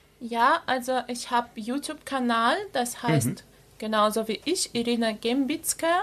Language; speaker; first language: German; non-native, fluent; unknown